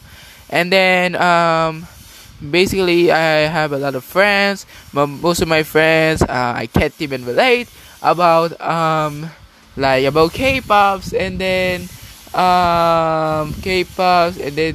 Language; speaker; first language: English; non-native, local second language; Filipino